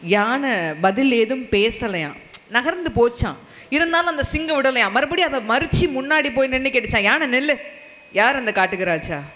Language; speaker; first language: Tamil; non-native, local second language; Telugu